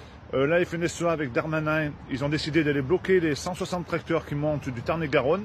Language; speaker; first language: French; native; French